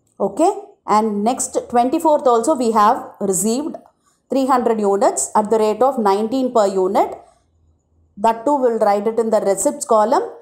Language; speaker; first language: English; non-native, local second language; Tamil